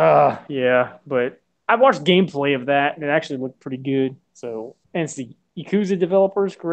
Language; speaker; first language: English; native; English